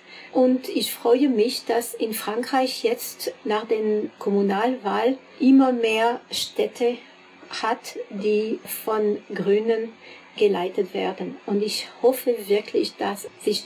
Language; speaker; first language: German; non-native, fluent; French